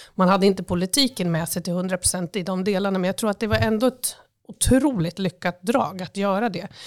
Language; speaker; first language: Swedish; native; Swedish